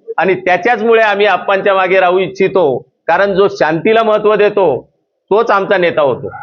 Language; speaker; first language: Marathi; non-native, local second language; Lambadi